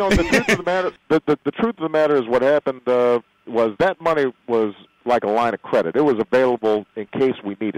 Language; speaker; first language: English; native; English